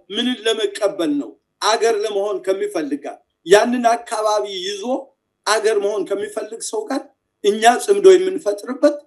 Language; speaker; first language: Amharic; native; Amharic